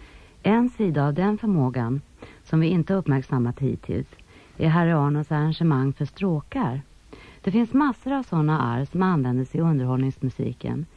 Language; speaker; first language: Swedish; native; Swedish